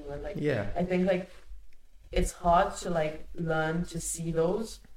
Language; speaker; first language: English; early bilingual, other home language; Hungarian